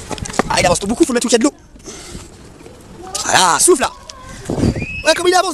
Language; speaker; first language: French; native; French